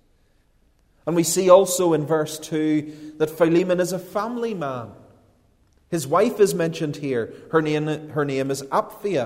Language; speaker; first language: English; native; English